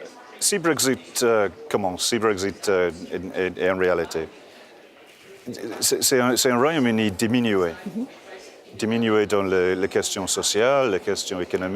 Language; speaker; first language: French; non-native, fluent; English